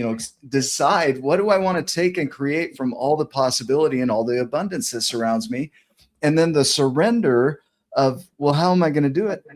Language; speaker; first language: English; native; English